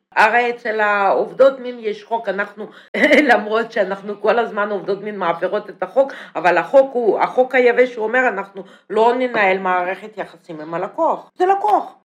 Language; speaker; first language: Hebrew; non-native, fluent; Russian